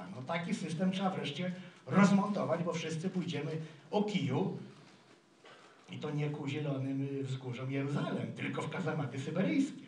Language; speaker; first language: Polish; native; Polish